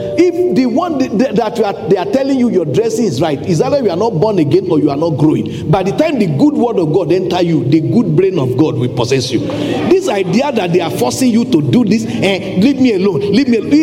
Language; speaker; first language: English; non-native, local second language; Yoruba